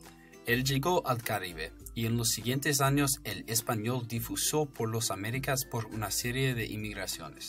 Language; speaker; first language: Spanish; non-native, fluent; English